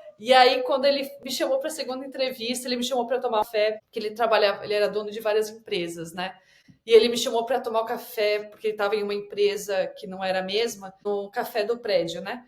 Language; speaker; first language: Portuguese; native; Portuguese